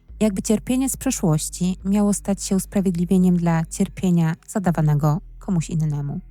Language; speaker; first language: Polish; native; Polish